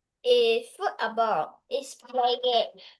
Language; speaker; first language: English; non-native, learner; Vietnamese